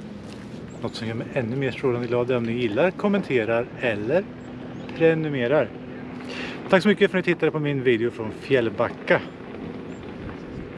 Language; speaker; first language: Swedish; native; Swedish